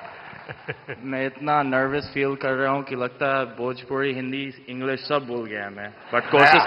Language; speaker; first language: Hindi; non-native, fluent; English